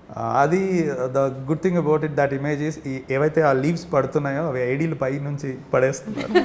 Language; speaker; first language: Telugu; native; Telugu